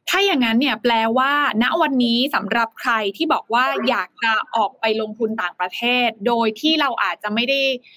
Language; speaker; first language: Thai; native; Thai